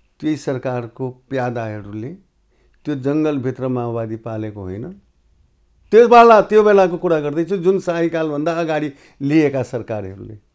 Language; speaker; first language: Nepali; non-native, local second language; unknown